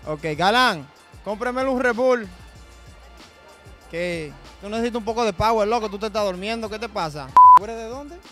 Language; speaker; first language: Spanish; native; Spanish